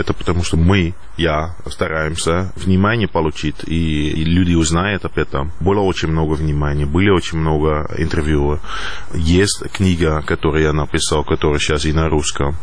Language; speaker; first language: Russian; non-native, fluent; Dutch